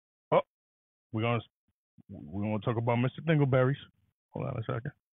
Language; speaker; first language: English; early bilingual, other home language; Spanish